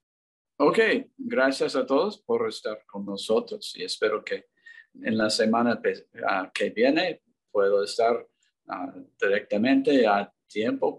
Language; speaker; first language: Spanish; non-native, learner; English